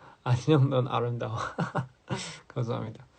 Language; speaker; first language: Korean; early bilingual, heritage; English